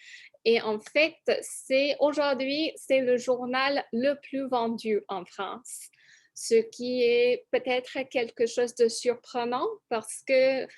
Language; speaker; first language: French; non-native, fluent; English